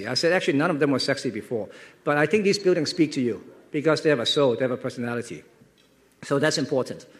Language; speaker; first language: English; non-native, local second language; Cantonese